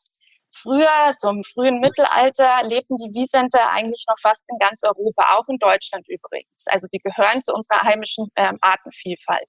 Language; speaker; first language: German; native; German